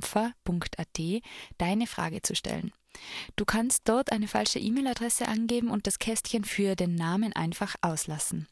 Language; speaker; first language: German; native; German